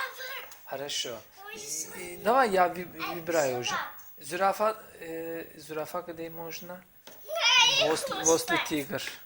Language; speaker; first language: Russian; non-native, learner; Turkish